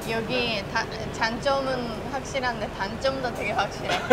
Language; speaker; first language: Korean; non-native, fluent; Japanese